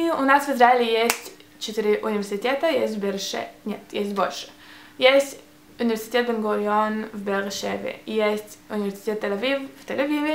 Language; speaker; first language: Russian; early bilingual, heritage; Russian